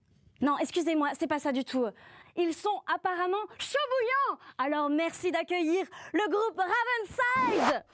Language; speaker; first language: French; native; French